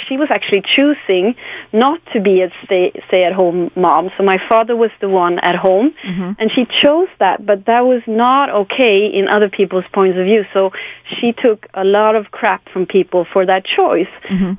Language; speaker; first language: English; non-native, fluent; Swedish